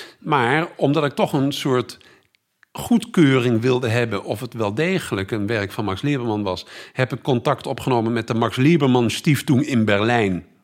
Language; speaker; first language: Dutch; native; Dutch